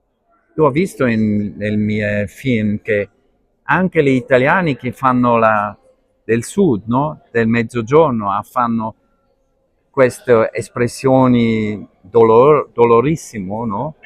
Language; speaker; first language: Italian; non-native, learner; Arabic